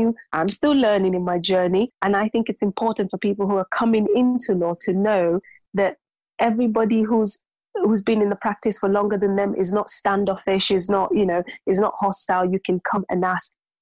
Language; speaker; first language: English; non-native, local second language; Yoruba